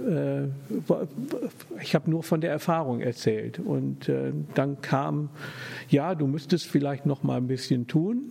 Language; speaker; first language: German; non-native, fluent; English